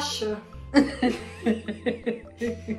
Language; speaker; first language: Russian; early bilingual, heritage; Russian